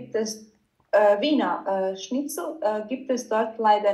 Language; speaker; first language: German; non-native, learner; Croatian